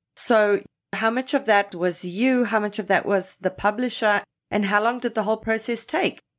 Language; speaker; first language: English; native; English